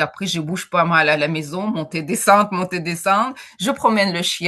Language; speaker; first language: French; non-native, fluent; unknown